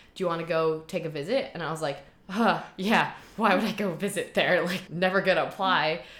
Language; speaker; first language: English; early bilingual, heritage; Chinese